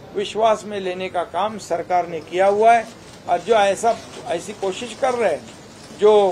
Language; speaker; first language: Hindi; non-native, local second language; Marathi